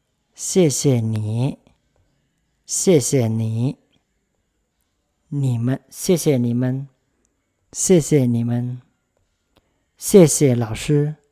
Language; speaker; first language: Chinese; non-native, fluent; Lao